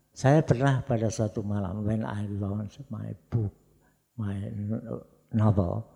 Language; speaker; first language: English; non-native, fluent; Javanese